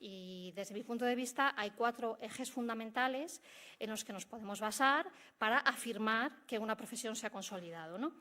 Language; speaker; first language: Spanish; native; Spanish